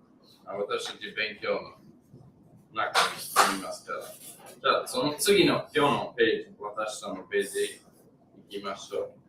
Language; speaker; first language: Japanese; non-native, learner; English